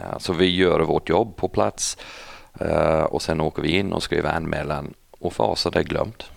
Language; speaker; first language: Swedish; non-native, fluent; English